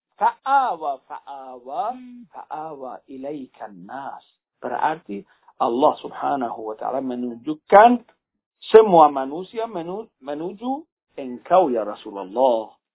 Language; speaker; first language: Indonesian; non-native, fluent; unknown